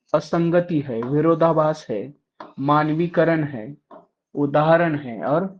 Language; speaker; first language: Hindi; non-native, local second language; Marathi